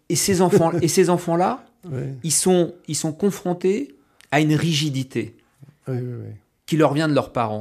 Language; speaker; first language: French; native; French